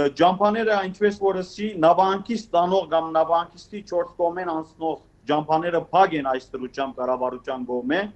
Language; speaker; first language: Armenian; early bilingual, heritage; Armenian